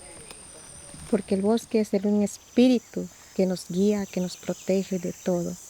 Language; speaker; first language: Spanish; non-native, local second language; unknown